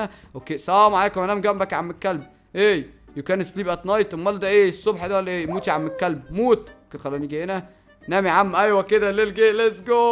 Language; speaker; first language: Arabic; native; Arabic